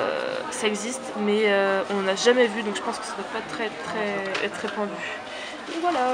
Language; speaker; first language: French; native; French